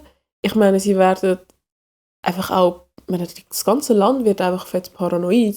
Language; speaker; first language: German; early bilingual, other home language; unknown